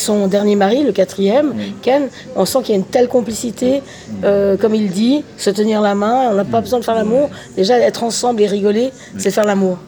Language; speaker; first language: French; native; French